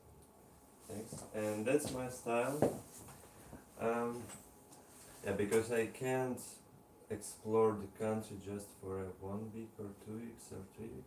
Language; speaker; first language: English; non-native, learner; Russian